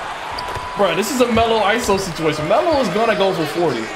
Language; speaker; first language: English; native; English